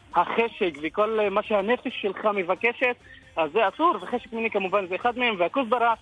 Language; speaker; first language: Hebrew; non-native, local second language; Arabic